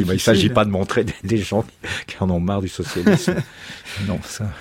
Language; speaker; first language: French; native; French